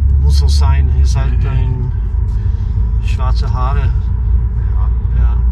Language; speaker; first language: German; non-native, learner; Swedish